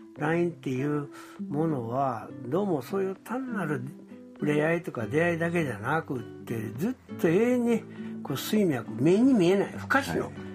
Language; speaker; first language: Japanese; native; Japanese